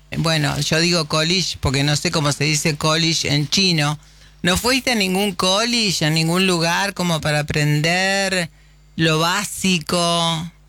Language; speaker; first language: Spanish; native; Spanish